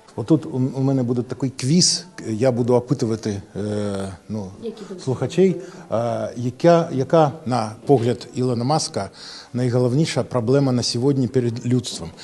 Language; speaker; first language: Ukrainian; non-native, local second language; Russian